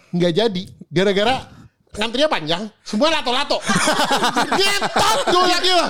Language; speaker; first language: Indonesian; native; Indonesian